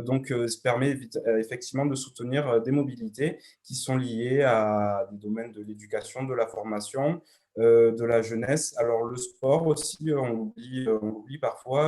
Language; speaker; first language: French; native; French